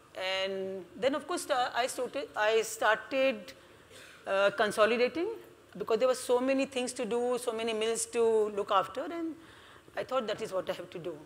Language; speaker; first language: English; non-native, local second language; Hindi